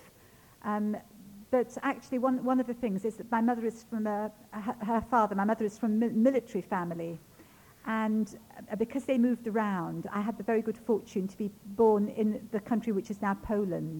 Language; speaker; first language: English; non-native, local second language; Ukrainian